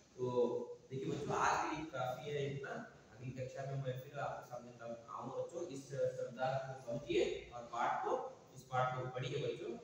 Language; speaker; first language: Hindi; non-native, local second language; Kannada